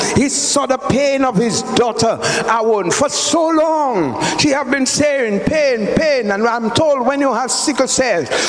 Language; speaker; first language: English; non-native, local second language; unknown